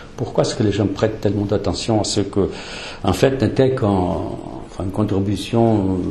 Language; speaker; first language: French; non-native, fluent; Portuguese